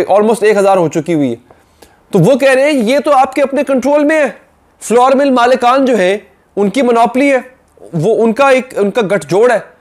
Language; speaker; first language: Urdu; native; Urdu